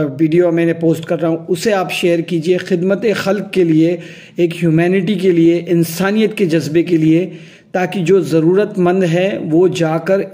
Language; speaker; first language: Hindi; non-native, local second language; Urdu